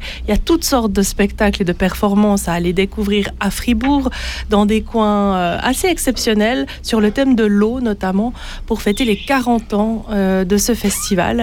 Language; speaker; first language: French; native; French